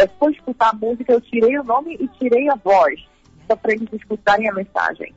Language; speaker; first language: Portuguese; early bilingual, heritage; Spanish